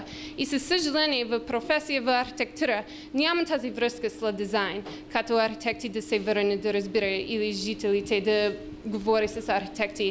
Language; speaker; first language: Bulgarian; non-native, learner; English